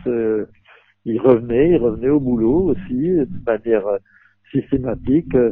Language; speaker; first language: French; native; French